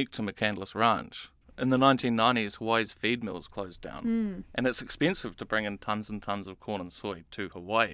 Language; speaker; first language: English; native; English